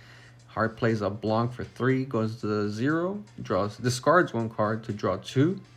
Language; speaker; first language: English; native; English